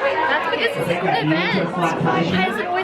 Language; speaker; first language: English; native; English